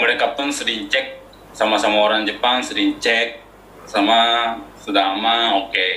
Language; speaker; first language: Indonesian; non-native, fluent; Japanese